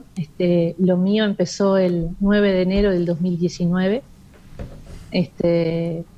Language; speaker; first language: Spanish; native; Spanish